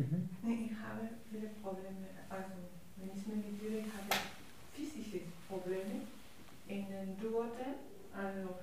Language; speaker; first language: German; non-native, learner; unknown